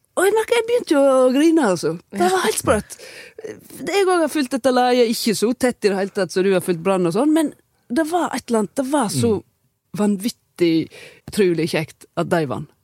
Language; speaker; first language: Norwegian; native; Norwegian